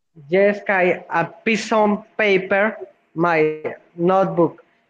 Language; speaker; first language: English; non-native, learner; Spanish